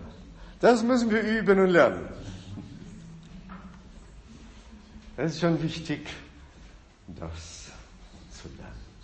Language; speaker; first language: German; non-native, fluent; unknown